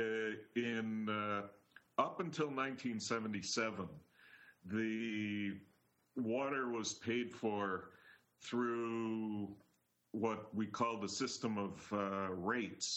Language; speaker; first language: English; native; English